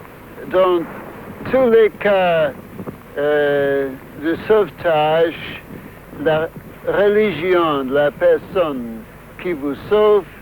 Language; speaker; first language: French; non-native, fluent; English